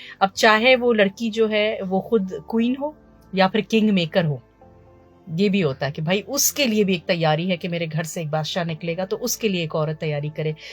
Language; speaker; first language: Urdu; early bilingual, heritage; Urdu